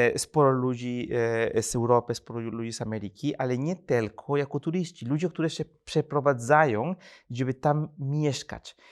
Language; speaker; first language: Polish; non-native, fluent; Spanish